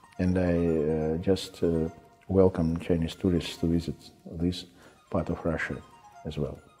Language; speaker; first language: English; non-native, fluent; Russian